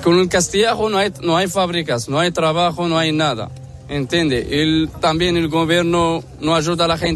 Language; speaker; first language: Spanish; non-native, learner; Arabic